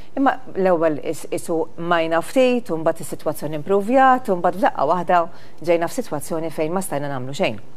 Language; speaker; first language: Maltese; native; Maltese